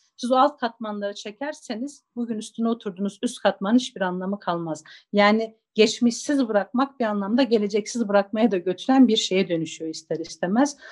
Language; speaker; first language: Turkish; non-native, local second language; Zaza